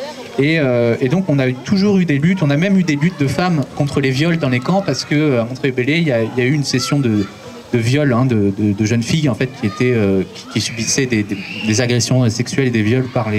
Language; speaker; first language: French; native; French